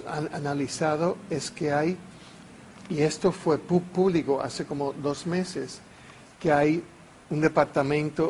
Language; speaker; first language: Spanish; non-native, fluent; English